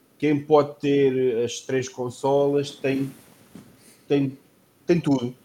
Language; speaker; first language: Portuguese; native; Portuguese